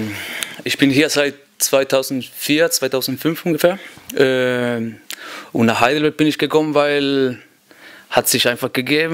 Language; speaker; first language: German; non-native, fluent; Spanish